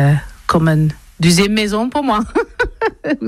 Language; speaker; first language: French; non-native, learner; English